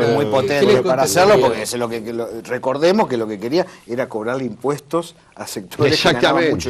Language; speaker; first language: Spanish; native; Spanish